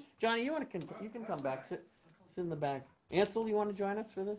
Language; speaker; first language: English; native; English